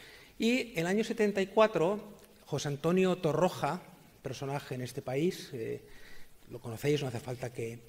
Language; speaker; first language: Spanish; native; Spanish